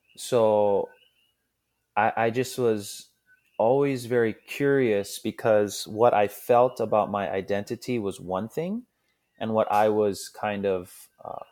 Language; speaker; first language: English; native; English